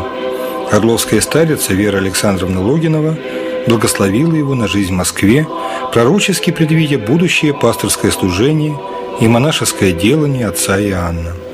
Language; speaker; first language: Russian; native; Russian